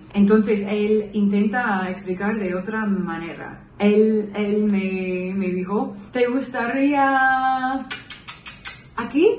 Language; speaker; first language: Spanish; non-native, fluent; English